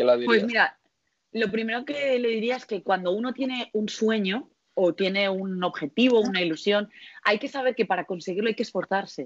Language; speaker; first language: Spanish; native; Spanish